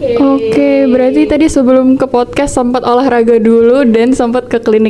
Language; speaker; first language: Indonesian; native; Indonesian